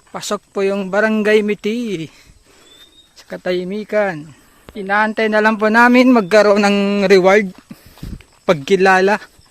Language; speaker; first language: Filipino; non-native, local second language; Hiligaynon